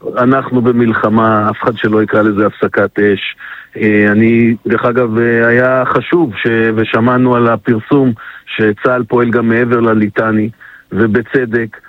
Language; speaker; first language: Hebrew; native; Hebrew